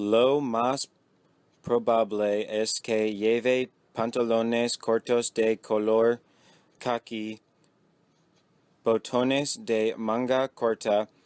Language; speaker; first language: Spanish; non-native, learner; English